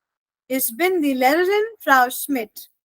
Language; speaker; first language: German; non-native, fluent; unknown